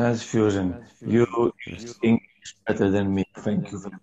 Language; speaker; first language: English; non-native, learner; Polish